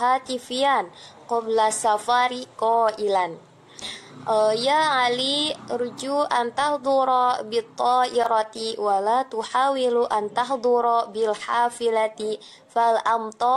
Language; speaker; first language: Arabic; non-native, learner; Indonesian